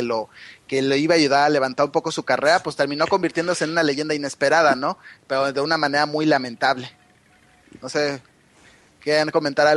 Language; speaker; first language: Spanish; native; Spanish